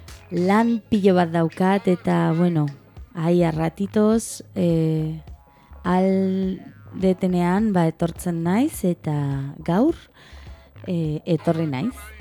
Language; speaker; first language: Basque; non-native, local second language; Spanish